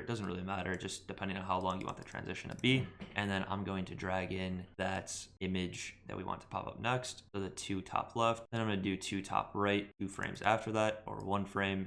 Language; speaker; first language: English; native; English